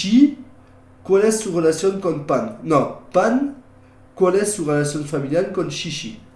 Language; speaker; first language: Spanish; non-native, learner; French